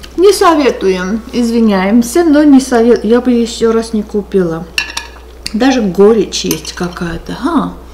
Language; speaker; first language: Russian; non-native, local second language; Armenian